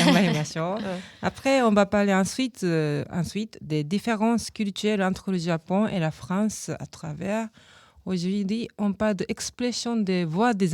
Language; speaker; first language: French; non-native, learner; Japanese